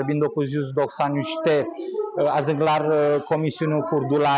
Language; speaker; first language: Turkish; non-native, learner; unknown